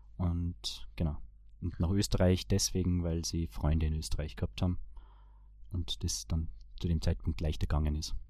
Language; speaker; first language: German; early bilingual, other home language; Bosnian